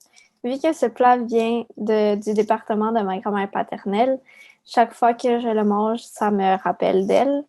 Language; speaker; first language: French; early bilingual, other home language; Spanish